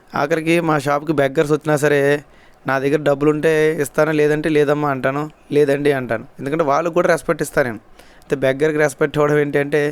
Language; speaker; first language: Telugu; native; Telugu